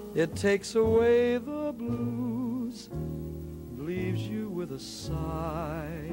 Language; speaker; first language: English; native; English